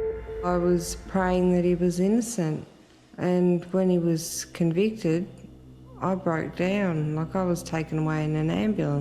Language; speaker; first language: English; native; English